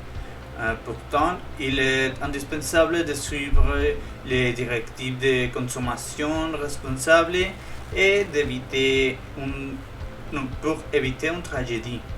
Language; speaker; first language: French; non-native, fluent; Spanish